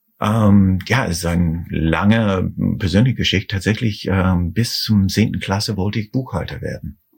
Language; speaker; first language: German; non-native, fluent; English